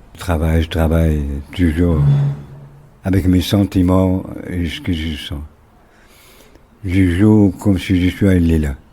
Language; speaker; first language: French; non-native, local second language; Arabic